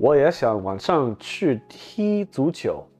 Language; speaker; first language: Chinese; non-native, learner; English